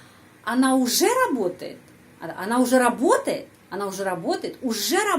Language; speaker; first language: Russian; non-native, fluent; Indonesian